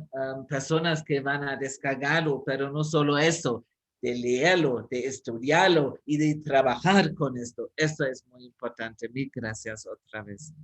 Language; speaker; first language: Spanish; non-native, fluent; German